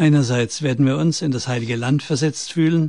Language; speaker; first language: German; native; German